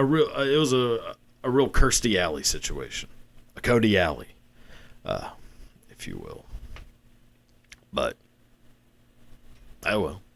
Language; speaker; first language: English; native; English